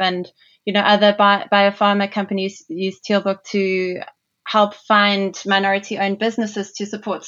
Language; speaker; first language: English; native; English